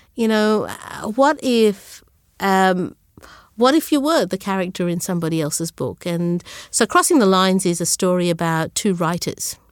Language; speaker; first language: English; early bilingual, other home language; Sinhala